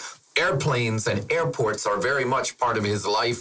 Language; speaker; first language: English; non-native, fluent; German